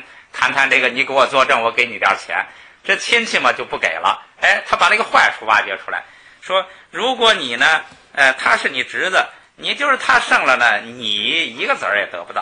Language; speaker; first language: Chinese; native; Chinese